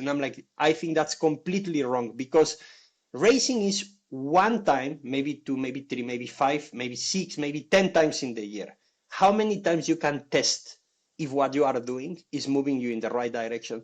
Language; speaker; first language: English; non-native, fluent; Spanish